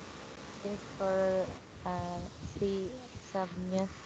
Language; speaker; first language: English; non-native, learner; Indonesian